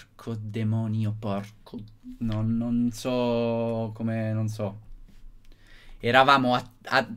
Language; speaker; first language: Italian; native; Italian